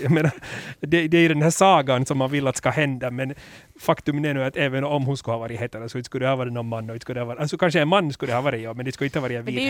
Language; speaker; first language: Swedish; native; Swedish